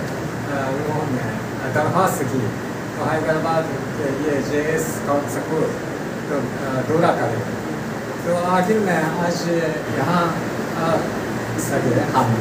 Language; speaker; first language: Hindi; non-native, learner; Japanese